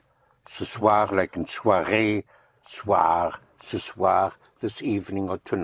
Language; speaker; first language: French; non-native, fluent; English